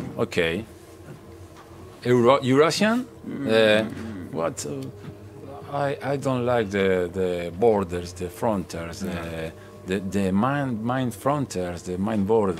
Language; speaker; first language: English; non-native, learner; Spanish